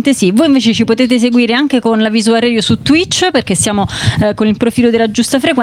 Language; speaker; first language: Italian; native; Italian